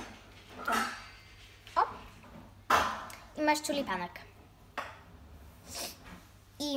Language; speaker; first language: Polish; early bilingual, heritage; Polish